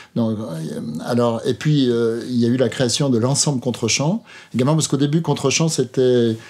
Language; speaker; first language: French; native; French